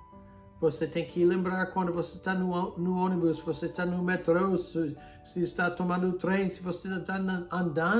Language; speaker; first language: Portuguese; non-native, fluent; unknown